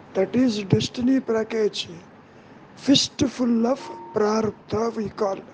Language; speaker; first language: English; non-native, local second language; Telugu